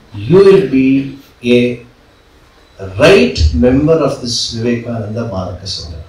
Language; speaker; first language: English; non-native, local second language; Kannada